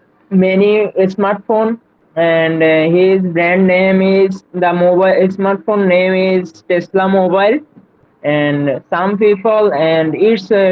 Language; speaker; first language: English; non-native, learner; Bangla